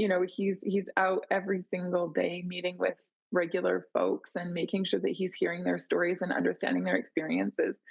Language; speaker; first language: English; native; English